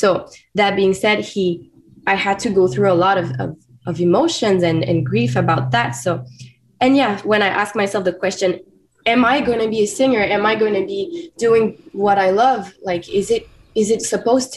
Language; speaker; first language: English; non-native, fluent; French